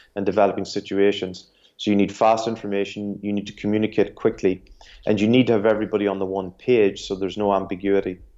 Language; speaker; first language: English; native; English